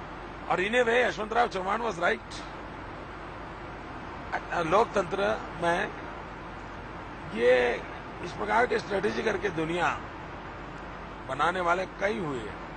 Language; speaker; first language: Hindi; non-native, local second language; Gujarati